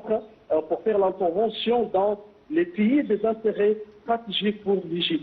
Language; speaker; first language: French; non-native, fluent; Arabic